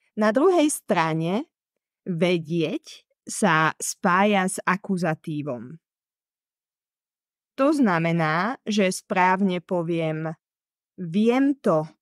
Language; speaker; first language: Slovak; native; Slovak